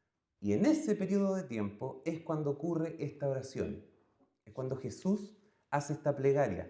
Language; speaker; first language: Spanish; native; Spanish